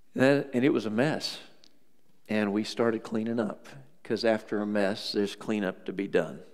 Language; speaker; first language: English; native; English